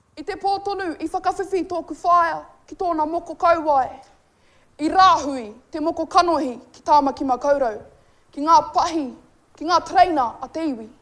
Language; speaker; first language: Māori; native; Māori